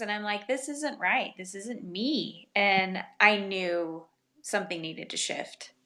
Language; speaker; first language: English; native; English